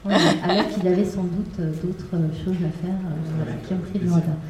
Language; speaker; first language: French; native; French